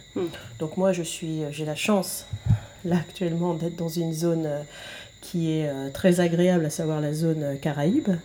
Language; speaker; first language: French; native; French